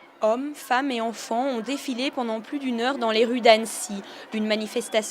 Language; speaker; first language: French; native; French